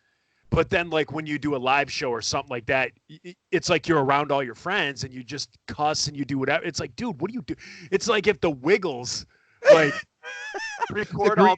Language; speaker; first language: English; native; English